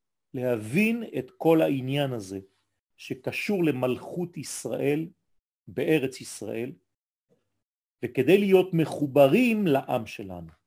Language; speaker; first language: Hebrew; non-native, fluent; French